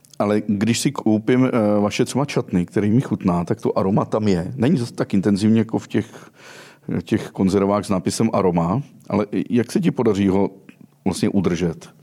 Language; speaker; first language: Czech; native; Czech